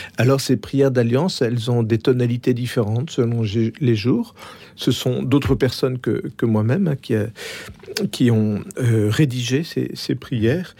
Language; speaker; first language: French; native; French